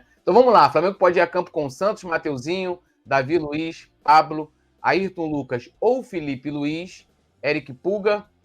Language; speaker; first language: Portuguese; native; Portuguese